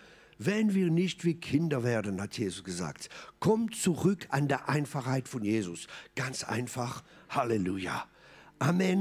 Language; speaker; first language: German; non-native, fluent; French